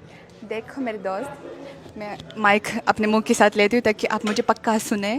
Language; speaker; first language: Hindi; non-native, learner; Russian